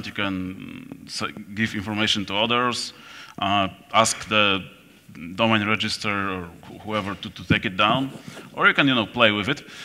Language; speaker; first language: English; non-native, fluent; Polish